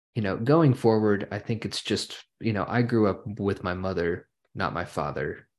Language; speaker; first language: English; early bilingual, other home language; German